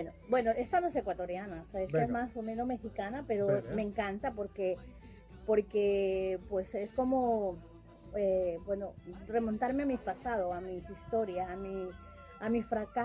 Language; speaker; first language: Spanish; native; Spanish